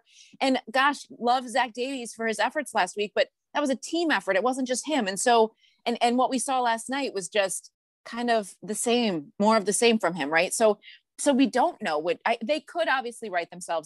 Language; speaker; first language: English; native; English